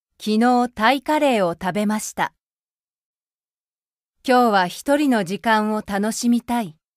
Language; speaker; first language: Japanese; native; Japanese